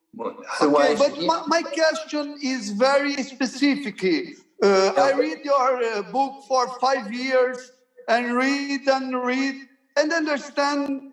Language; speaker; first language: English; non-native, learner; Portuguese